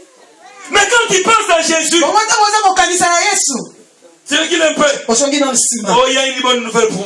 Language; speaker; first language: French; non-native, local second language; Lingala